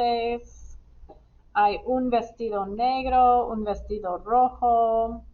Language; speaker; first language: Spanish; non-native, fluent; English